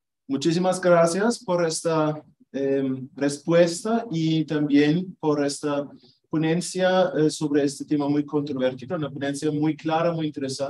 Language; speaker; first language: Spanish; non-native, fluent; German